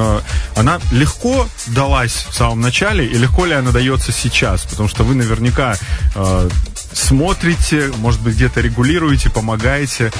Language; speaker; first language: Russian; native; Russian